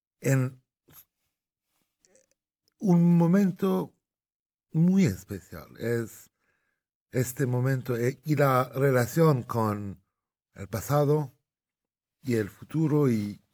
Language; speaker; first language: Spanish; non-native, fluent; Arabic